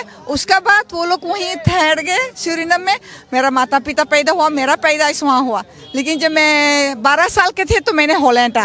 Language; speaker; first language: Hindi; early bilingual, heritage; Caribbean Hindustani